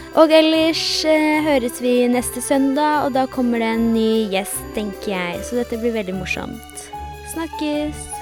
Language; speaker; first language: Norwegian; early bilingual, other home language; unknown